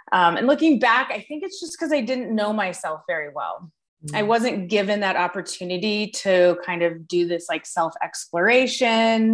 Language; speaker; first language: English; native; English